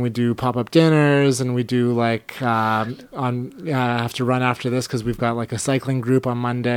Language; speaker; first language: English; native; English